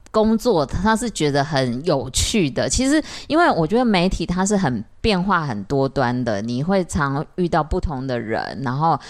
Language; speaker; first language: Chinese; native; Chinese